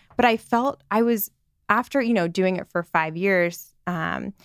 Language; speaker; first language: English; native; English